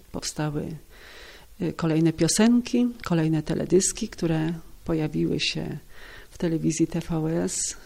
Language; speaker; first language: Polish; native; Polish